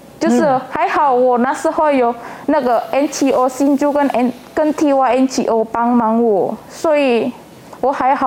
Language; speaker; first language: Chinese; non-native, learner; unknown